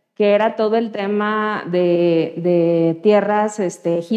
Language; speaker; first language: Spanish; native; Spanish